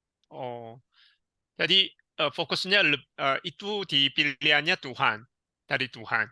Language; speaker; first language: Indonesian; non-native, learner; Korean